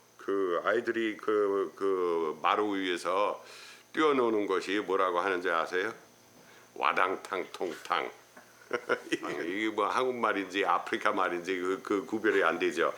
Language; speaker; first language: Korean; non-native, fluent; German